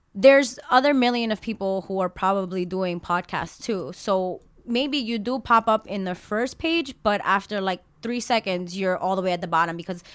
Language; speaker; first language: English; early bilingual, other home language; Spanish